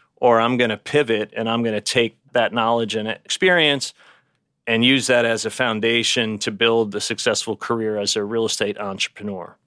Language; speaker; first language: English; native; English